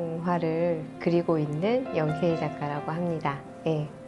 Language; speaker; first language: Korean; native; Korean